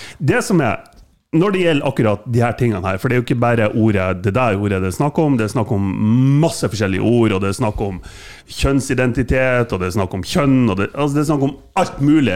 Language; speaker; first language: Norwegian; non-native, fluent; German